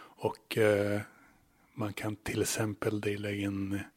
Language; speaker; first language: Swedish; native; Swedish